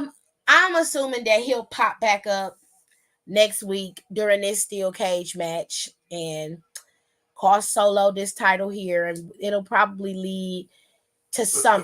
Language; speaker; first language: English; native; English